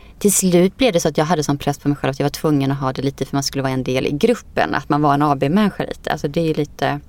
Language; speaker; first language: Swedish; early bilingual, other home language; Icelandic